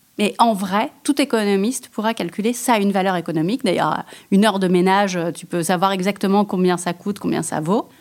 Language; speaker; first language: French; native; French